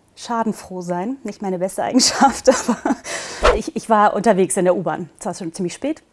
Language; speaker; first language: German; early bilingual, heritage; German